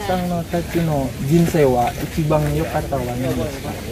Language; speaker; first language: Japanese; non-native, learner; Indonesian